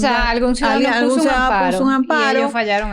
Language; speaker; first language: Spanish; native; Spanish